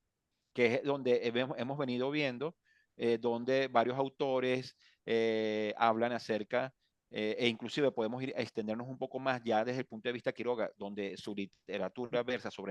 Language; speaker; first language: Spanish; native; Spanish